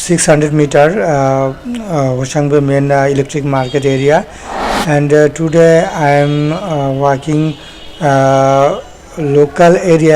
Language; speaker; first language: English; non-native, learner; Bangla